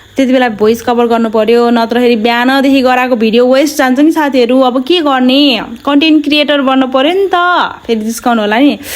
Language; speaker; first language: Nepali; non-native, local second language; Dangaura Tharu